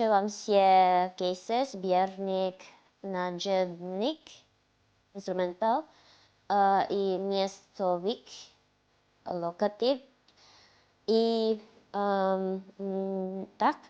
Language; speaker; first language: Polish; non-native, learner; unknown